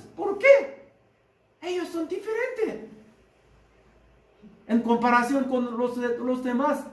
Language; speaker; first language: Spanish; non-native, learner; Korean